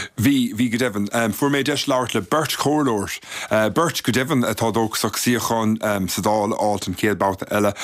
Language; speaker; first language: Irish; native; Irish